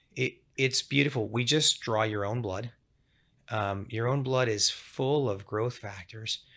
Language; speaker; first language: English; native; English